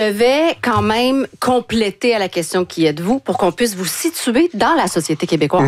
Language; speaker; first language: French; native; French